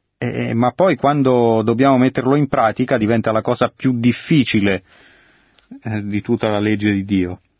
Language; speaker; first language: Italian; native; Italian